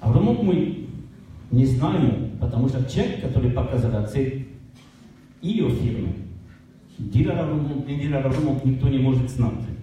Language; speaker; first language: Ukrainian; non-native, learner; French